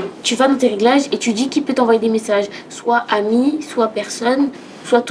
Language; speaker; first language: French; native; French